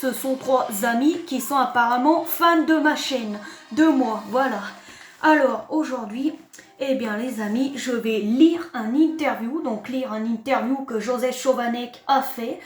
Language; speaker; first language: French; native; French